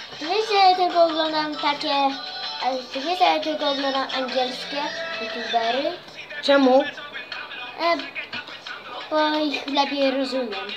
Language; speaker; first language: Polish; early bilingual, heritage; Polish